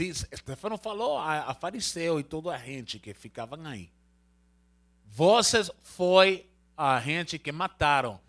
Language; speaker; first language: Portuguese; non-native, learner; Spanish